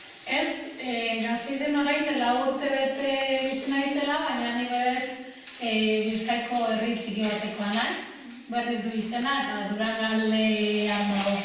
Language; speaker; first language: Basque; non-native, local second language; Spanish